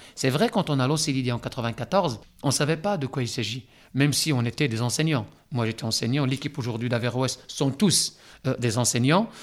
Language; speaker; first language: French; non-native, local second language; Arabic